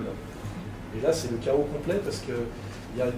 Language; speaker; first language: French; native; French